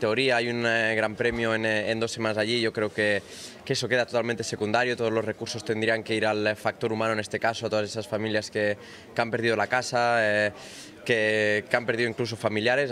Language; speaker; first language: Spanish; native; Spanish